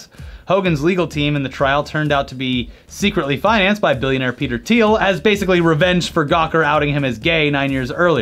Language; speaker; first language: English; native; English